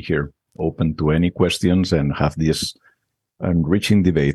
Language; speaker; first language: English; non-native, fluent; Spanish